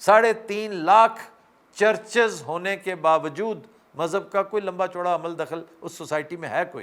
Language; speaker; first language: Urdu; native; Urdu